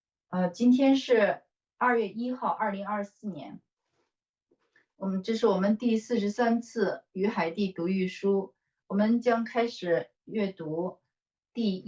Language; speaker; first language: Chinese; native; Chinese